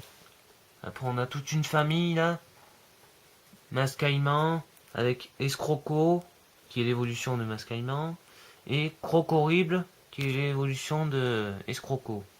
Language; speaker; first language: French; native; French